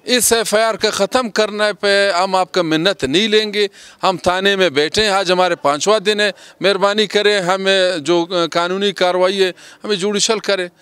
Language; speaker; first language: Urdu; non-native, local second language; Baluchi